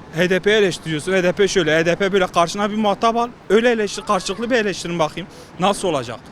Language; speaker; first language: Turkish; native; Turkish